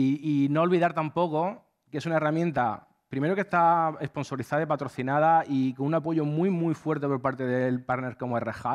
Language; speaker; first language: Spanish; native; Spanish